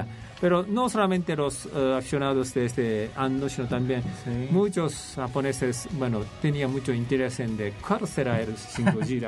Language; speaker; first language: Spanish; non-native, fluent; Japanese